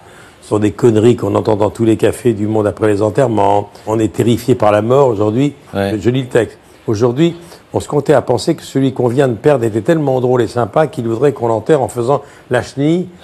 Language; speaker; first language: French; native; French